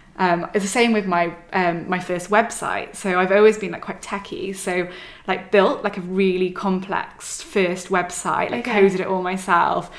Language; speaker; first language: English; native; English